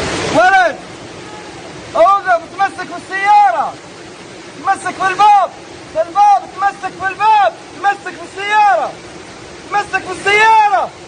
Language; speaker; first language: Arabic; native; Arabic